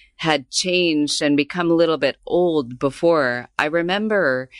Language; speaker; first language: English; native; English